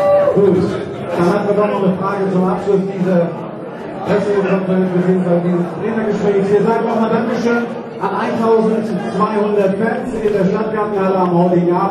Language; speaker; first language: German; native; German